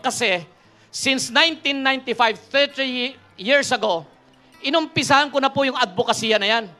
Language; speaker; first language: Filipino; non-native, local second language; Iloko